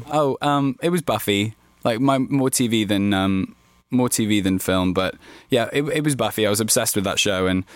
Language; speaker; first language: English; native; English